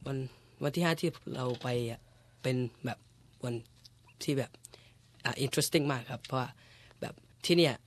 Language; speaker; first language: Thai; early bilingual, heritage; English